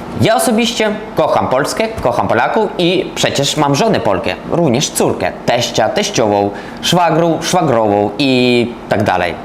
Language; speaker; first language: Polish; non-native, learner; Ukrainian